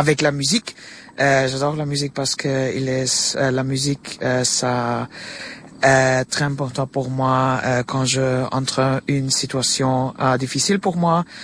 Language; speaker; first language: French; non-native, learner; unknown